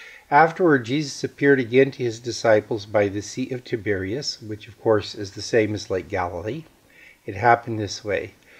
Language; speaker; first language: English; native; English